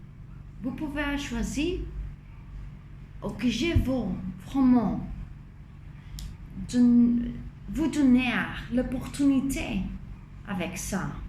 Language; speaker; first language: French; non-native, fluent; Spanish